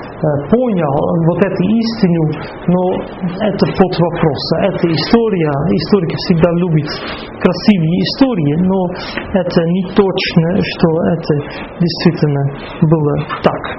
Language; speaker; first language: Russian; non-native, fluent; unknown